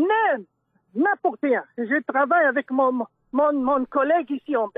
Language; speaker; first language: French; non-native, local second language; Dutch